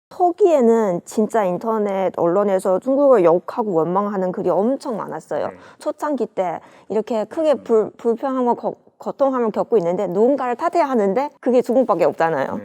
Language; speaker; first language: Korean; non-native, fluent; Chinese